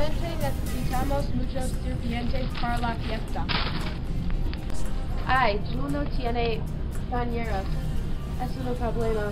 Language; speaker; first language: Spanish; non-native, learner; English